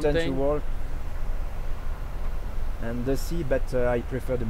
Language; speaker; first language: English; non-native, learner; French